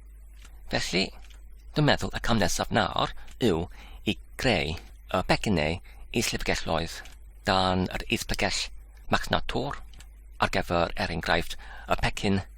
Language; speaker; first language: Welsh; non-native, learner; English